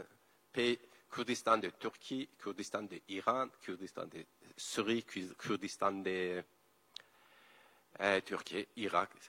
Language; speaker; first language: French; non-native, learner; Kurdish